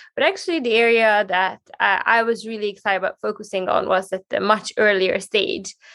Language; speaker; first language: English; non-native, fluent; Hungarian